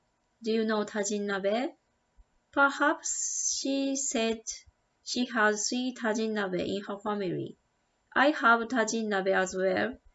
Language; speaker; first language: English; non-native, learner; Japanese